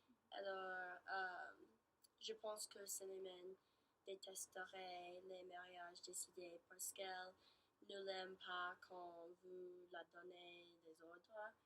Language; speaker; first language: French; non-native, learner; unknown